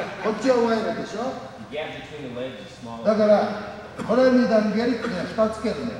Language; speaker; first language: Japanese; native; Japanese